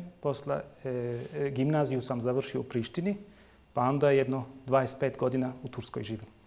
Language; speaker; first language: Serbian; non-native, local second language; Turkish